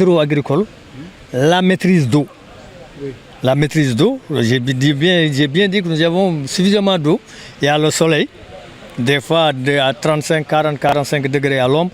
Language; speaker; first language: French; non-native, local second language; Fula